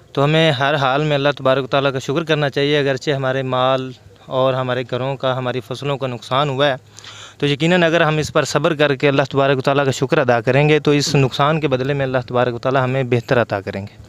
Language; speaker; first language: Urdu; non-native, local second language; Punjabi